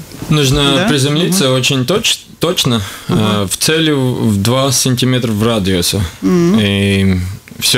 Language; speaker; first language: Russian; non-native, local second language; Latvian